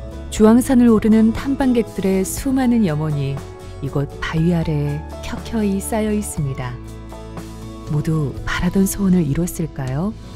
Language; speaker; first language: Korean; native; Korean